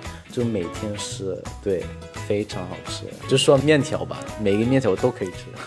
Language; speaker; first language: Chinese; non-native, fluent; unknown